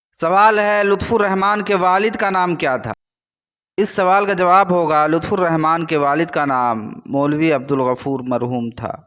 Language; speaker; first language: Urdu; native; Urdu